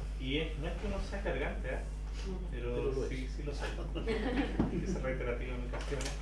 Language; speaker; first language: Spanish; native; Spanish